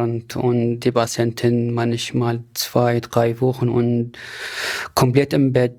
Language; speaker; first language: German; non-native, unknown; Arabic